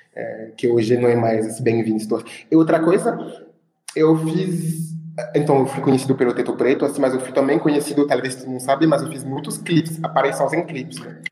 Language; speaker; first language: Portuguese; non-native, fluent; French